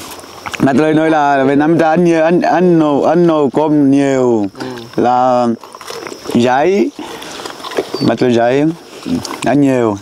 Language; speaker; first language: Vietnamese; non-native, learner; Portuguese